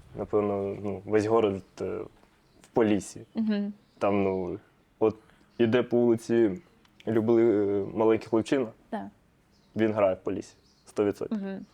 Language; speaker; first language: Ukrainian; non-native, local second language; Russian